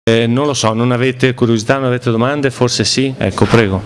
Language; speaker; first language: Italian; native; Italian